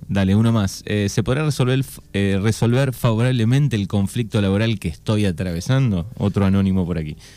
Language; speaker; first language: Spanish; native; Spanish